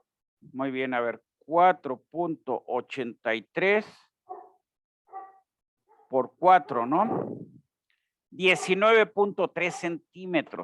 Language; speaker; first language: Spanish; native; Spanish